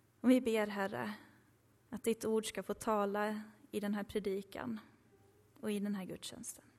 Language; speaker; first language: Swedish; early bilingual, other home language; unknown